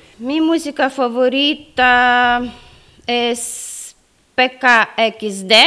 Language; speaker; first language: Spanish; non-native, fluent; Ukrainian